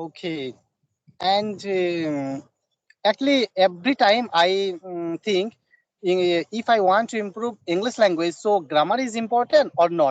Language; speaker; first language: English; non-native, learner; Bangla